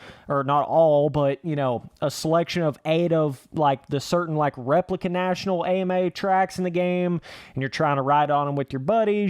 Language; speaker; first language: English; native; English